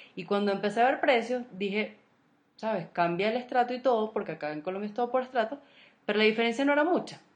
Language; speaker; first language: Spanish; native; Spanish